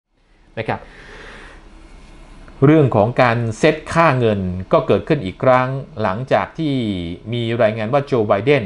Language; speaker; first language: Thai; native; Thai